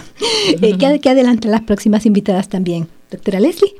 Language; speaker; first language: Spanish; native; Spanish